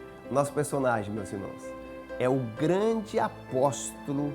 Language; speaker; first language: Portuguese; native; Portuguese